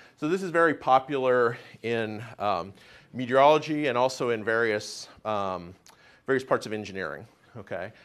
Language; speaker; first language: English; native; English